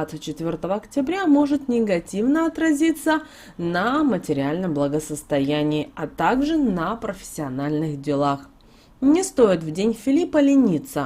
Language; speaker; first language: Russian; native; Russian